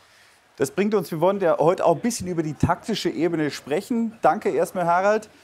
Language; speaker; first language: German; native; German